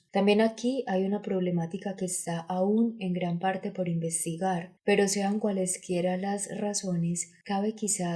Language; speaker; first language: Spanish; native; Spanish